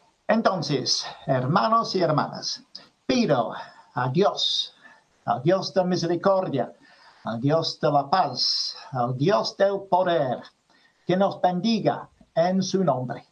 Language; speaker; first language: Spanish; non-native, fluent; English